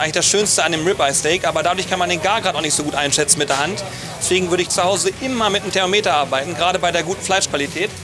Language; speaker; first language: German; native; German